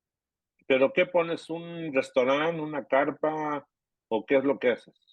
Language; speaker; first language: Spanish; native; Spanish